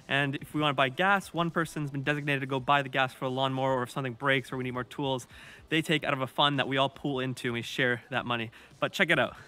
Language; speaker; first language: English; native; English